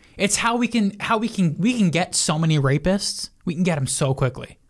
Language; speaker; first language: English; early bilingual, other home language; Italian